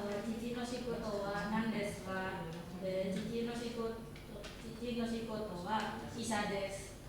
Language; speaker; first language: Japanese; non-native, learner; Indonesian